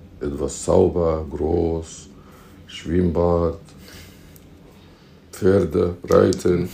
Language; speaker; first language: German; non-native, fluent; Arabic